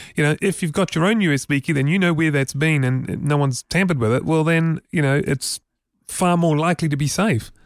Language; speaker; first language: English; native; English